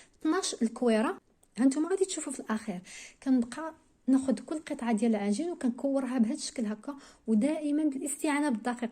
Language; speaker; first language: Arabic; native; Arabic